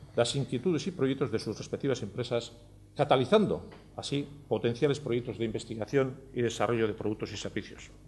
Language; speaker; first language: Spanish; native; Spanish